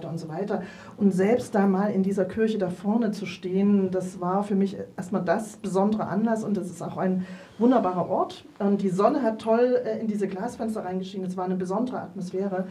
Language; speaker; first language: German; native; German